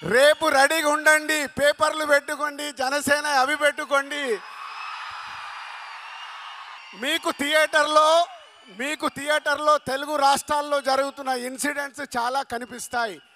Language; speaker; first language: Telugu; native; Telugu